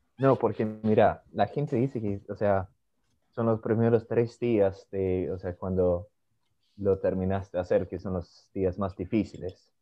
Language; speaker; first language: Spanish; non-native, fluent; Swedish